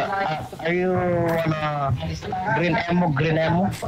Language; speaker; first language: English; non-native, learner; Indonesian